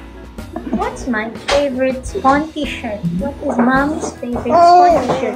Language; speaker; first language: English; non-native, local second language; Filipino